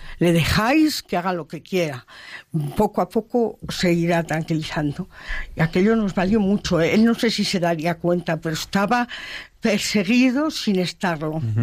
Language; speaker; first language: Spanish; native; Spanish